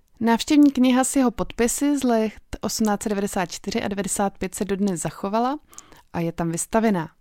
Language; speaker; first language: Czech; native; Czech